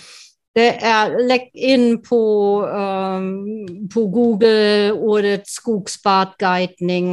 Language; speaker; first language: Swedish; non-native, fluent; German